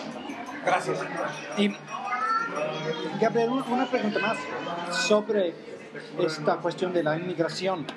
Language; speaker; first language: Spanish; non-native, fluent; English